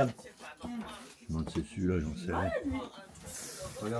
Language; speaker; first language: French; native; French